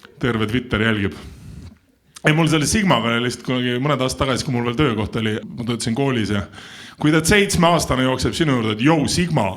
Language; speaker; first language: Estonian; non-native, local second language; Russian